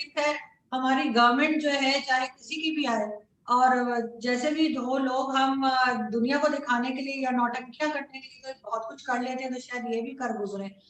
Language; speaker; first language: Urdu; native; Urdu